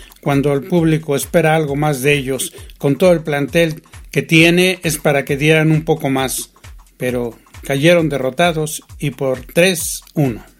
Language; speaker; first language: Spanish; native; Spanish